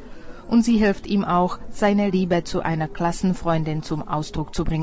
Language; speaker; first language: German; non-native, fluent; Czech